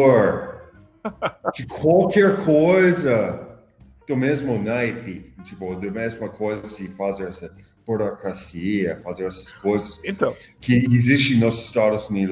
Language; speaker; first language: Portuguese; non-native, fluent; English